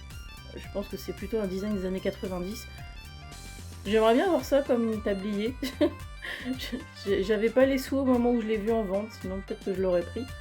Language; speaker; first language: French; native; French